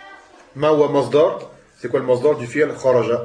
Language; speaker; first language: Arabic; non-native, fluent; French